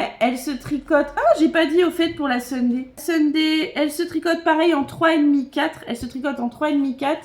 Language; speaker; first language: French; native; French